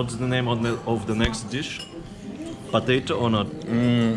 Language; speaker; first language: English; non-native, fluent; Russian